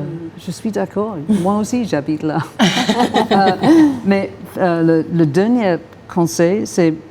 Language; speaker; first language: French; non-native, fluent; English